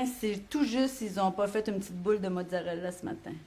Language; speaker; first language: French; native; French